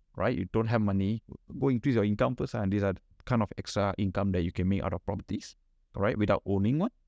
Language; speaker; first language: English; non-native, local second language; Malay